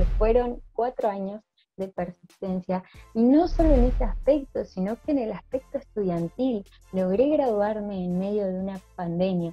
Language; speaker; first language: Spanish; native; Spanish